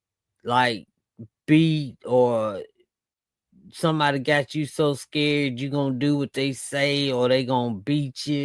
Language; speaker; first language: English; native; English